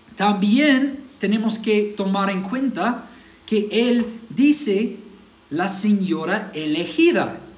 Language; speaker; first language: Spanish; non-native, fluent; English